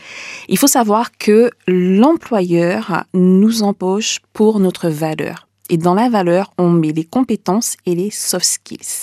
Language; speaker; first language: French; native; French